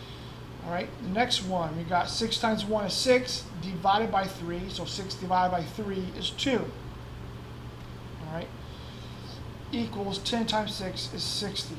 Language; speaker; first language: English; native; English